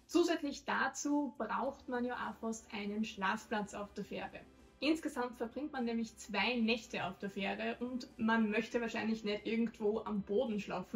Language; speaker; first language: German; native; German